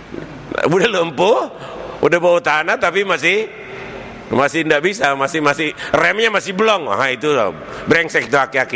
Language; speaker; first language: Indonesian; native; Indonesian